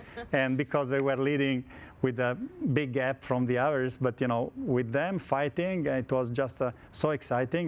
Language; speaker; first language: English; non-native, fluent; Italian